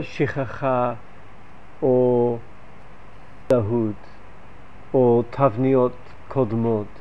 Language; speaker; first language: Hebrew; non-native, fluent; English